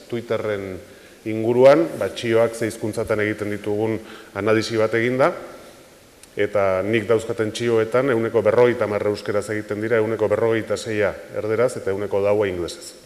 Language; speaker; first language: Basque; native; Basque